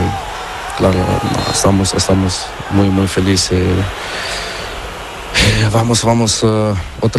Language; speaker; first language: Spanish; non-native, learner; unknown